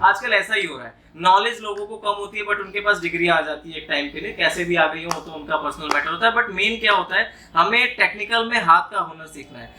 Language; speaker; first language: Hindi; native; Hindi